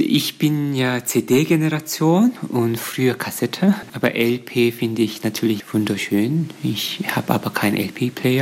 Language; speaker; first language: German; non-native, fluent; Korean